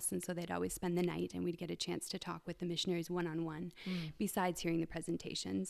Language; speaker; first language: English; native; English